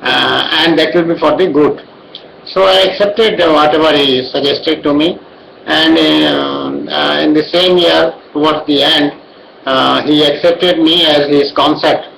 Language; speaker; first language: English; non-native, local second language; Odia